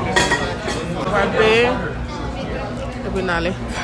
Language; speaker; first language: Portuguese; non-native, learner; Haitian Creole